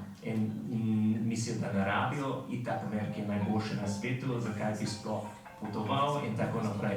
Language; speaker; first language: Slovenian; non-native, fluent; English